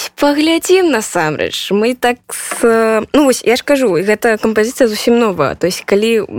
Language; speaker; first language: Belarusian; non-native, local second language; Russian